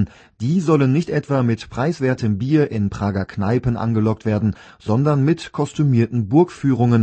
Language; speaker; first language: German; native; German